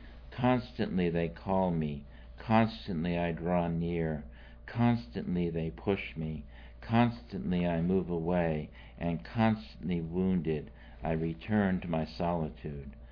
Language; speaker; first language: English; native; English